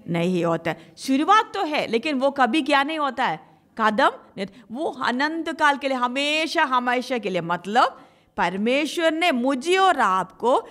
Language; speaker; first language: Hindi; non-native, local second language; Malayalam